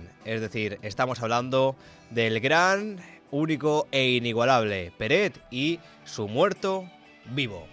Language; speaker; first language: Spanish; native; Spanish